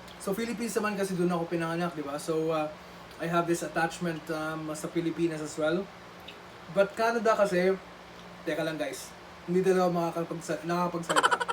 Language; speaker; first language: Filipino; early bilingual, other home language; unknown